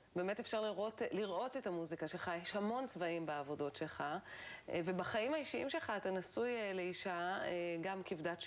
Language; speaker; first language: Hebrew; native; Hebrew